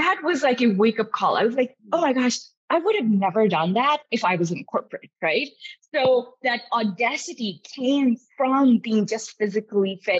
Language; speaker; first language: English; non-native, local second language; Urdu